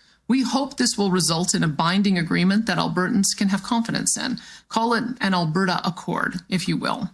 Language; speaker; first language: English; native; English